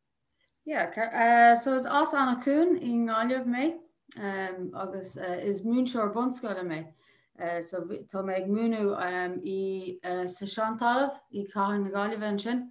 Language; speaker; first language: Irish; non-native, local second language; English